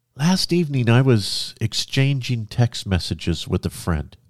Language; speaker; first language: English; native; English